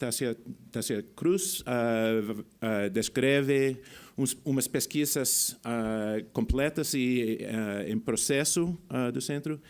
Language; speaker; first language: Portuguese; non-native, fluent; English